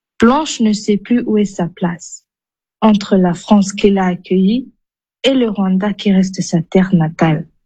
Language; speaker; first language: French; non-native, local second language; Kinyarwanda